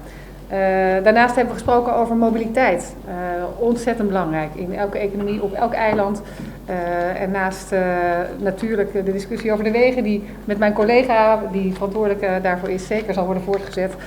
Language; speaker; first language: Dutch; native; Dutch